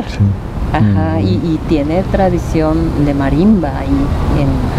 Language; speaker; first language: Spanish; non-native, fluent; Japanese